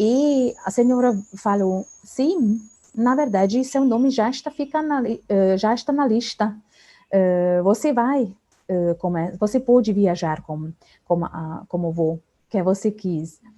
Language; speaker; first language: Portuguese; non-native, fluent; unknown